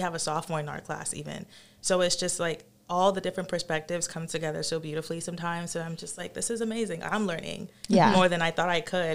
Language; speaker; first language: English; non-native, local second language; Yoruba